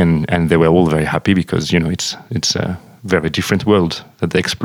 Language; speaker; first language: English; non-native, fluent; French